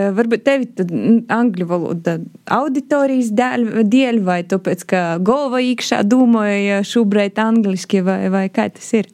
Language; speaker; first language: Latvian; native; Latvian